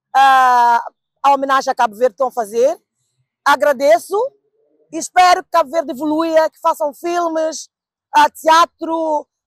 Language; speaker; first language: Portuguese; non-native, local second language; Kabuverdianu